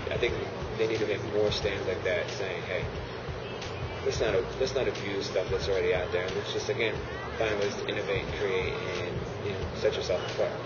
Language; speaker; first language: English; native; English